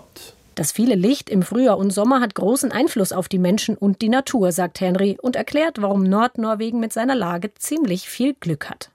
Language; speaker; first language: German; native; German